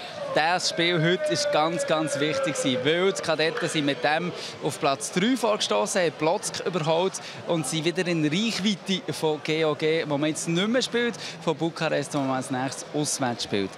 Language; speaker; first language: German; native; German